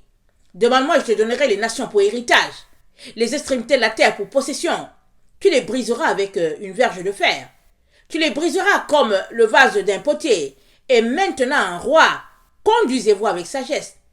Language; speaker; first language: French; native; French